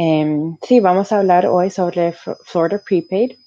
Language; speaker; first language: Spanish; early bilingual, heritage; Spanish